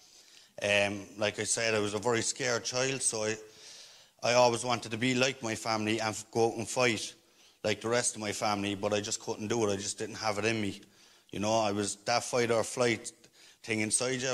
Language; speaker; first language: English; native; English